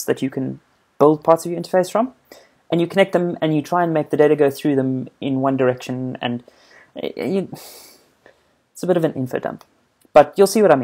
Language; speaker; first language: English; native; English